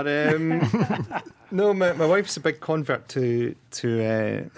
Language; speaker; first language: English; native; English